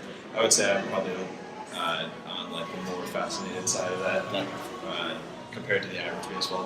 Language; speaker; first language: English; native; English